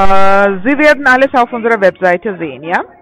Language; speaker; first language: German; non-native, fluent; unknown